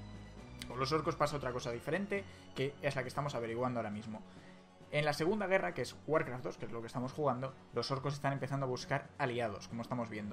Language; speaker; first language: Spanish; native; Spanish